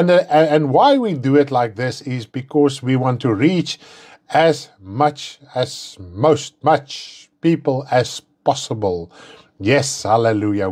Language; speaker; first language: English; non-native, local second language; Afrikaans